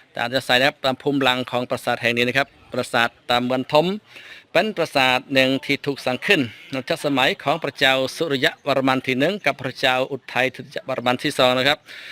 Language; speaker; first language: Thai; non-native, fluent; Khmer